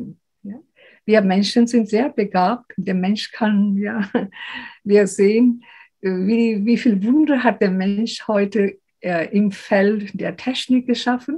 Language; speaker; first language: German; non-native, fluent; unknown